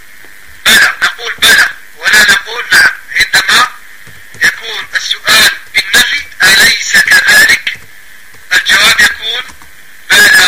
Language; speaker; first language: Arabic; non-native, fluent; French